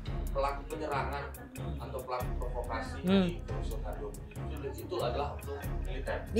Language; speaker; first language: Indonesian; native; Indonesian